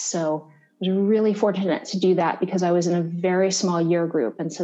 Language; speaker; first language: English; native; English